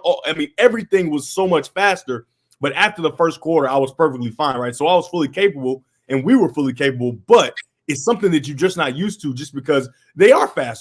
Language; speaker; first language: English; native; English